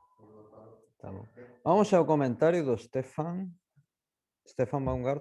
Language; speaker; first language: Portuguese; non-native, fluent; Spanish